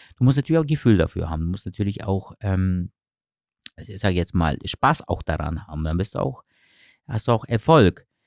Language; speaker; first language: German; early bilingual, other home language; Turkish